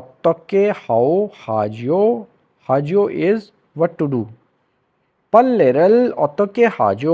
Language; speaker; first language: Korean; non-native, fluent; Urdu